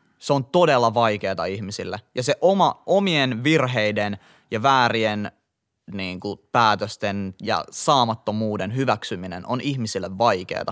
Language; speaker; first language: Finnish; native; Finnish